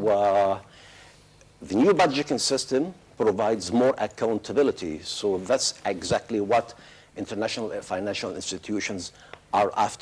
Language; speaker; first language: English; non-native, fluent; Arabic